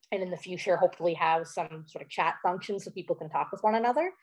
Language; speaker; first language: English; native; English